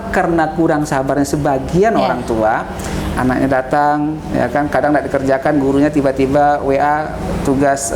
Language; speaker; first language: Indonesian; native; Indonesian